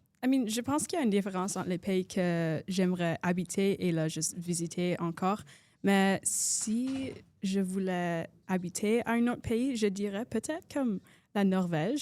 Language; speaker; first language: French; non-native, local second language; English